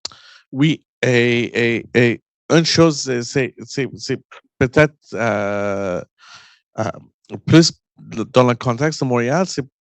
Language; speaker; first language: French; non-native, learner; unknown